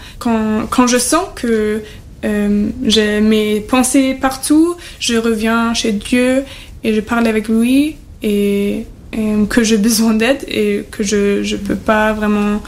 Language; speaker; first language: French; non-native, fluent; German